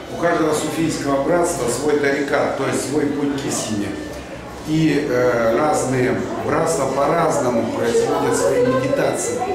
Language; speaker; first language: Russian; native; Russian